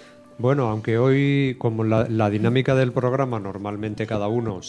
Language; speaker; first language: Spanish; native; Spanish